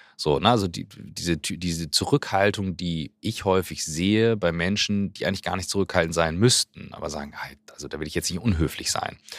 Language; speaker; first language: German; native; German